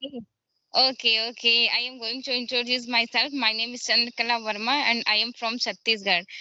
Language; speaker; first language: English; non-native, learner; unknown